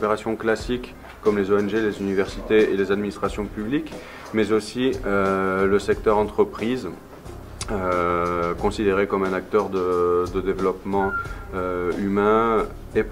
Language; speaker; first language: French; non-native, fluent; Spanish